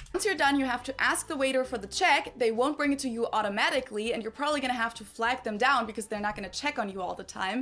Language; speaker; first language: English; non-native, fluent; German